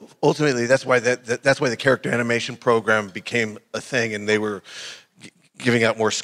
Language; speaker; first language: English; native; English